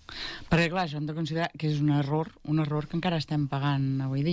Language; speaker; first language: Catalan; native; Catalan